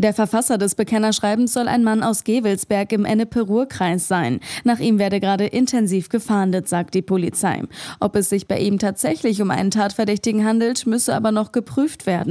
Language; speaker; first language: German; native; German